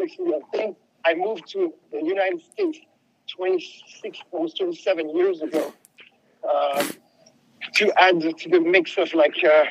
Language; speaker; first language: English; non-native, fluent; French